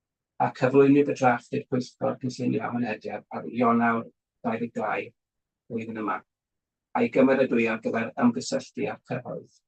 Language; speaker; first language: Welsh; native; Welsh